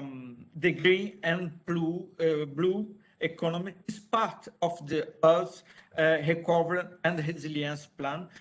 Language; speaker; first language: English; non-native, learner; Portuguese